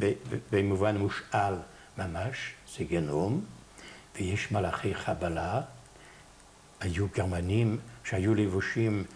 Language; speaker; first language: Hebrew; non-native, fluent; Yiddish